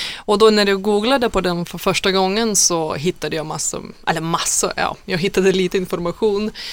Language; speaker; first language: Swedish; non-native, fluent; Lithuanian